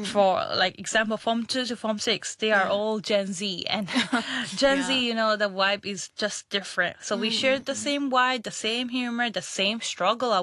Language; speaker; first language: English; non-native, local second language; Urdu